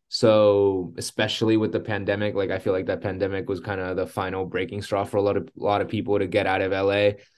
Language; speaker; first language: English; early bilingual, other home language; Spanish